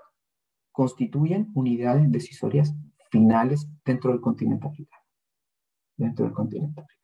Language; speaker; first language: Spanish; native; Spanish